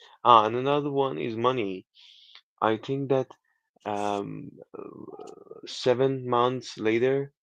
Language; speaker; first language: English; non-native, learner; Persian